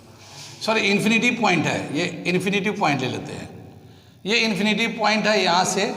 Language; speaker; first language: Hindi; native; Hindi